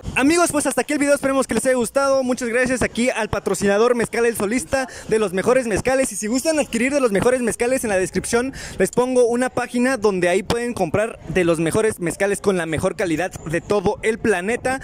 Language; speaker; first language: Spanish; native; Spanish